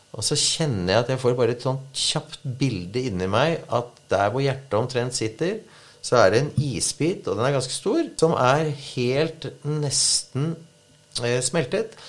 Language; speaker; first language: Norwegian; native; Norwegian